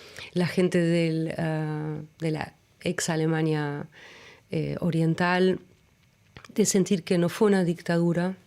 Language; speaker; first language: Spanish; early bilingual, other home language; German